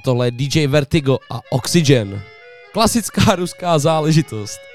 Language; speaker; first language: Czech; native; Czech